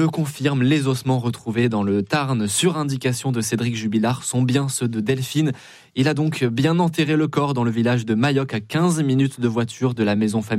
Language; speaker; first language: French; native; French